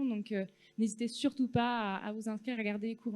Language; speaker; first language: French; native; French